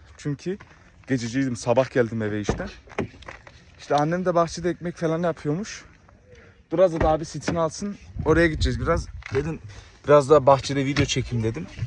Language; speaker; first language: Turkish; native; Turkish